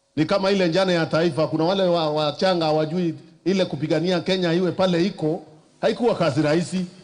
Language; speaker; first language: Swahili; non-native, local second language; Meru